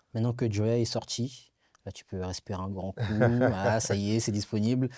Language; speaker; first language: French; native; French